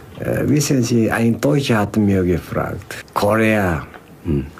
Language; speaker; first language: German; non-native, fluent; Korean